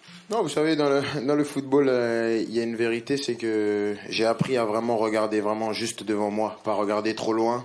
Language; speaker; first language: French; native; French